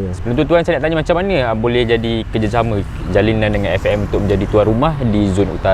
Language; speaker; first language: Malay; native; Malay